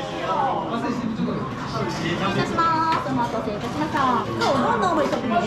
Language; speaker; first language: Japanese; native; Japanese